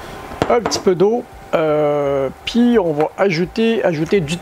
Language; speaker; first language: French; native; French